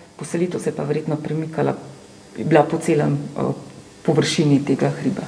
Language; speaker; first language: Slovenian; native; Slovenian